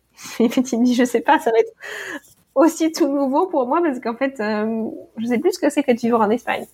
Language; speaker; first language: French; native; French